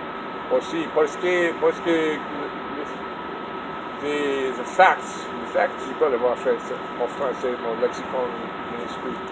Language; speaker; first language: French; non-native, learner; English